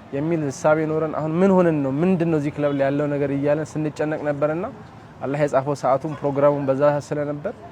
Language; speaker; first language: Amharic; non-native, local second language; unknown